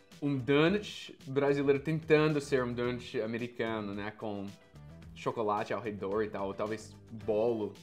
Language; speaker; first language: Portuguese; non-native, fluent; English